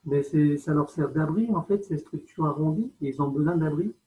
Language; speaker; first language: French; native; French